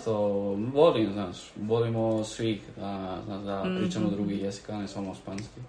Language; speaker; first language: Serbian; early bilingual, heritage; Spanish